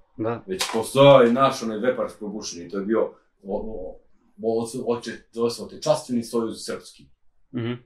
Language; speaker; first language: Serbian; non-native, local second language; Romanian